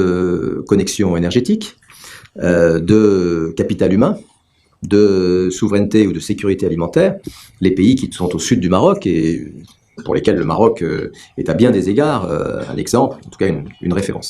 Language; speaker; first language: French; native; French